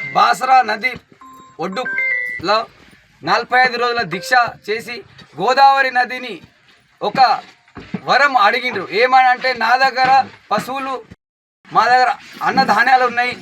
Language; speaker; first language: Telugu; non-native, local second language; Lambadi